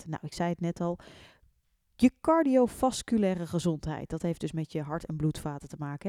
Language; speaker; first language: Dutch; native; Dutch